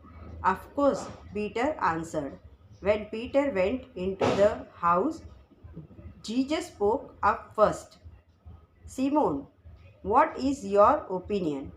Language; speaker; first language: English; non-native, local second language; Hindi